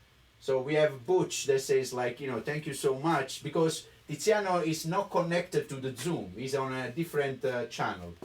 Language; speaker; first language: English; non-native, fluent; Italian